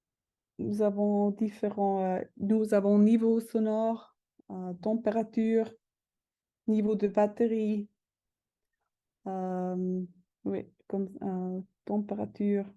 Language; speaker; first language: French; non-native, fluent; German